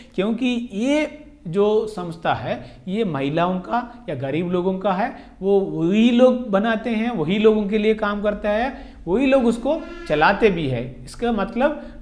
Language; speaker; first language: Hindi; non-native, local second language; Telugu